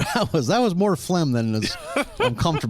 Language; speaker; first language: English; native; English